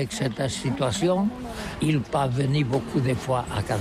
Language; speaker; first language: French; non-native, learner; Catalan